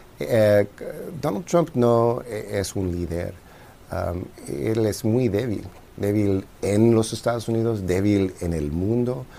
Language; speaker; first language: Spanish; non-native, fluent; English